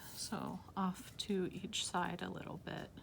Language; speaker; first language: English; native; English